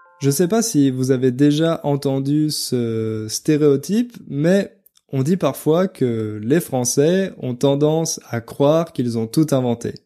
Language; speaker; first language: French; native; French